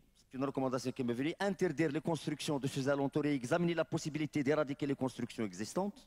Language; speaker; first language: French; non-native, local second language; Arabic